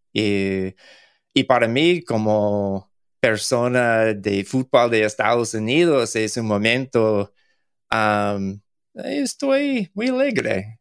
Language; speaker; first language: Spanish; non-native, learner; English